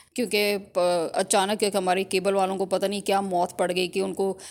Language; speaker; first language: Urdu; early bilingual, other home language; English